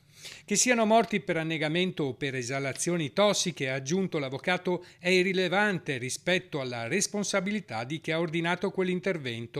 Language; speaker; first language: Italian; native; Italian